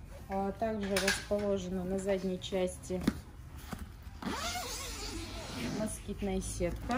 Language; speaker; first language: Russian; native; Russian